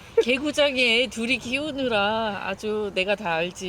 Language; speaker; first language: Korean; native; Korean